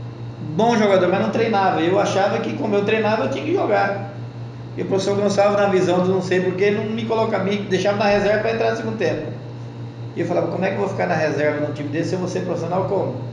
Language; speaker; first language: Portuguese; native; Portuguese